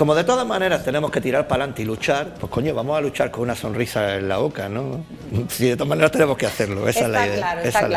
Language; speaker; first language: Spanish; native; Spanish